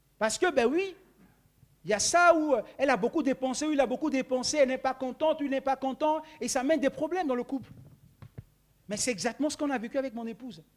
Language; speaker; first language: French; non-native, local second language; Sango